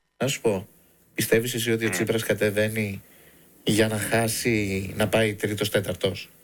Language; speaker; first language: Greek; native; Greek